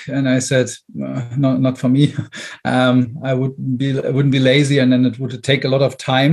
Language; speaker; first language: English; non-native, fluent; German